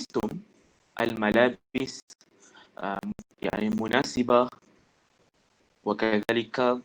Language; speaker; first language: Arabic; non-native, fluent; Malay